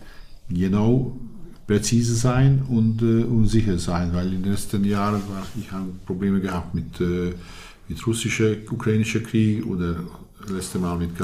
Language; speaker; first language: German; non-native, learner; Hungarian